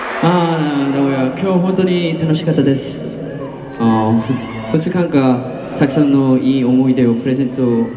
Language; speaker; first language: Japanese; non-native, learner; Korean